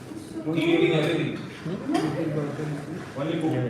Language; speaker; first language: English; non-native, local second language; Hindi